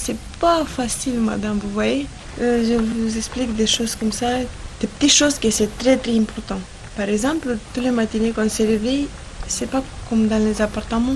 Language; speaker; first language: French; non-native, fluent; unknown